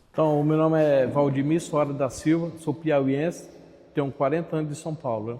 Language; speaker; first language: Portuguese; native; Portuguese